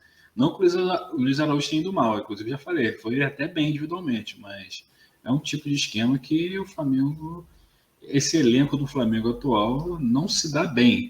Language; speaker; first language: Portuguese; native; Portuguese